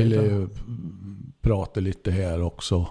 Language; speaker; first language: Swedish; native; Swedish